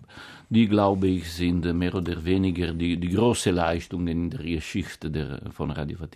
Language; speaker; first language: German; non-native, fluent; Italian